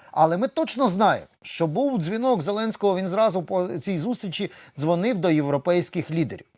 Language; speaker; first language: Ukrainian; native; Ukrainian